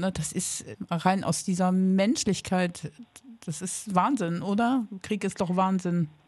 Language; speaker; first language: German; non-native, fluent; Ukrainian